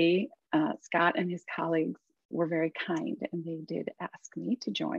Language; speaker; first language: English; native; English